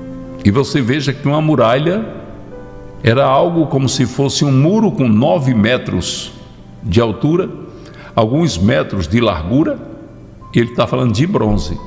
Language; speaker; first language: Portuguese; native; Portuguese